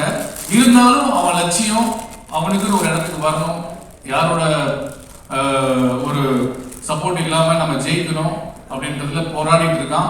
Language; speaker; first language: Tamil; native; Tamil